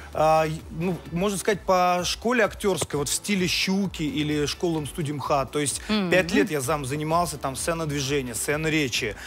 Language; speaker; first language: Russian; native; Russian